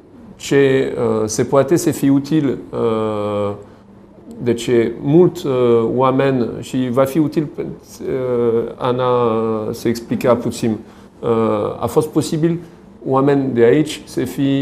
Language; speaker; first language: Romanian; non-native, learner; French